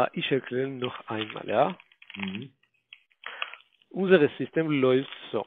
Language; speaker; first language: German; non-native, fluent; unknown